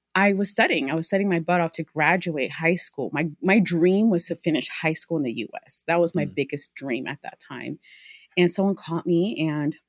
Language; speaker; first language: English; early bilingual, other home language; Spanish